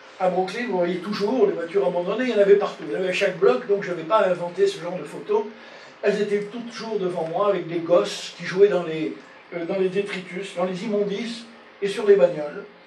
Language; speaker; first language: French; native; French